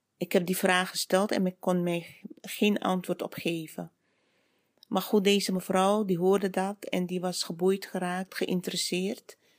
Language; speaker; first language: Dutch; native; Dutch